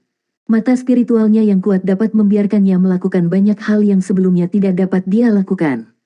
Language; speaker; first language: Indonesian; native; Indonesian